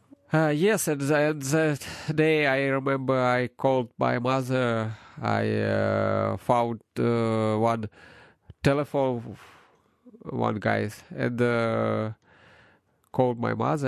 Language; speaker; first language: English; non-native, learner; Ukrainian